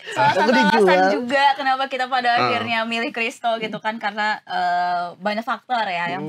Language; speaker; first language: Indonesian; native; Indonesian